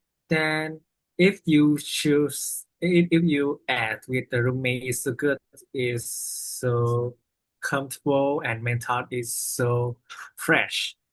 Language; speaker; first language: English; non-native, learner; Vietnamese